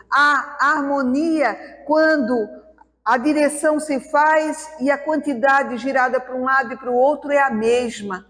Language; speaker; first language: Portuguese; native; Portuguese